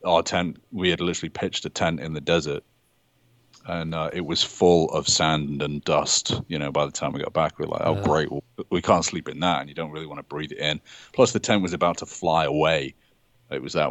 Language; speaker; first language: English; native; English